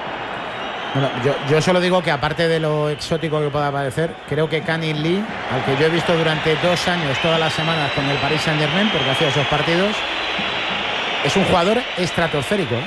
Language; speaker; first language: Spanish; native; Spanish